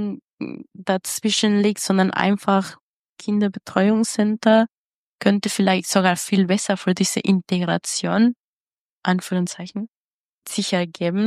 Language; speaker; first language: German; non-native, fluent; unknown